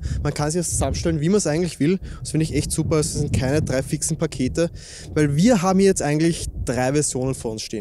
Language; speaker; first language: German; native; German